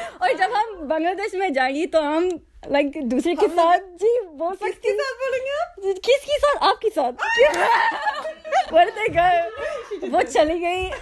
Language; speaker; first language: Hindi; non-native, learner; English